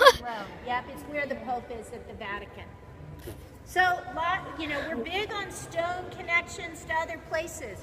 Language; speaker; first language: English; native; English